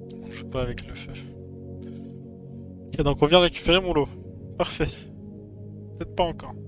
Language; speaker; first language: French; native; French